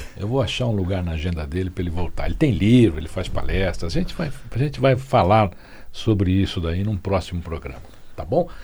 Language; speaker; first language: Portuguese; native; Portuguese